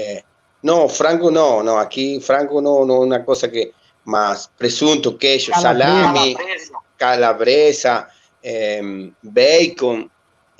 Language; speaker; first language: Portuguese; non-native, learner; Spanish